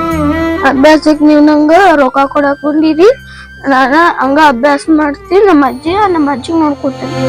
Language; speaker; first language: Kannada; native; Kannada